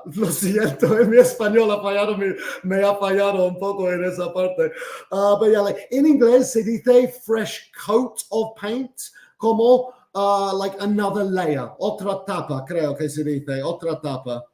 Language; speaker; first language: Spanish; non-native, fluent; English